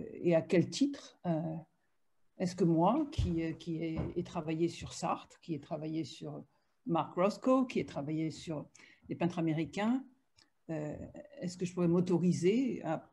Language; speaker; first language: French; native; French